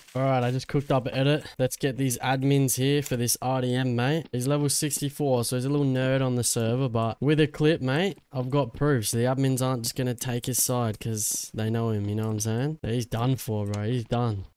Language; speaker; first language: English; native; English